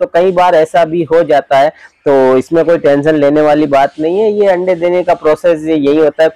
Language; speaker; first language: Hindi; native; Hindi